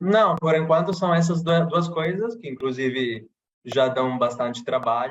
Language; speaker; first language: Portuguese; non-native, fluent; Italian